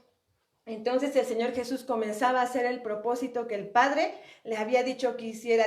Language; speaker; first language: Spanish; native; Spanish